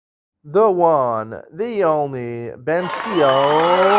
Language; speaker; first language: English; native; English